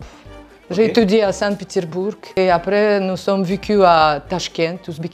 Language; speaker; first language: French; non-native, learner; Russian